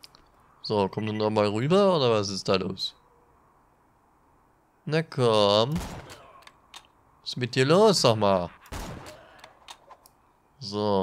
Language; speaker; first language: German; native; German